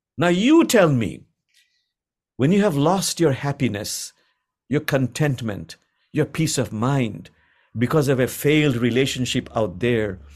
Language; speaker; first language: English; non-native, local second language; Bangla